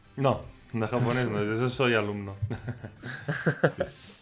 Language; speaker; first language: Spanish; non-native, local second language; Catalan